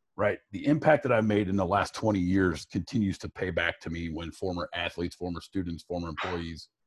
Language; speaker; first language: English; native; English